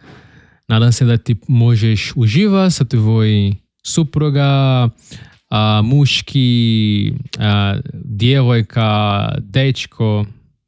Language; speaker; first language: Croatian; non-native, learner; Portuguese